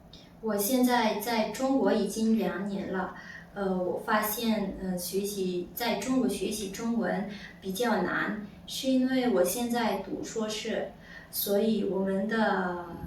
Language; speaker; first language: Chinese; non-native, fluent; Malagasy